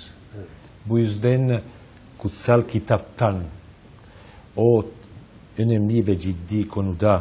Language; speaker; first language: Turkish; non-native, learner; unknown